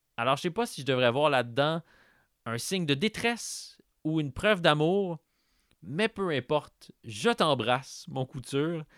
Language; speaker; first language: French; native; French